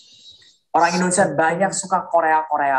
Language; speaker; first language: Indonesian; non-native, fluent; Korean